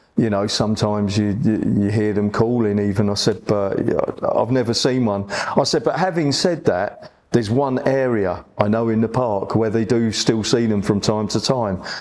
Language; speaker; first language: English; native; English